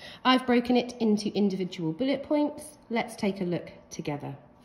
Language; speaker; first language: English; native; English